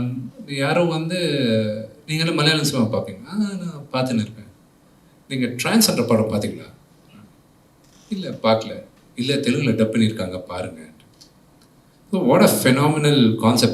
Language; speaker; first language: Tamil; non-native, local second language; Telugu